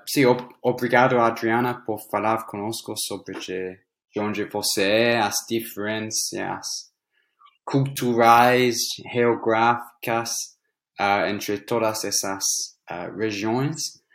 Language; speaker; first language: Portuguese; non-native, fluent; English